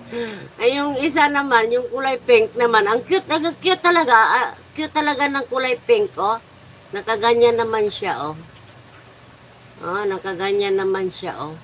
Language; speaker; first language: Filipino; native; Filipino